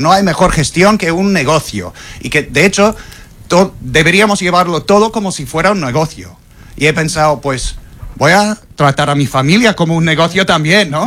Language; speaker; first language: Spanish; non-native, fluent; English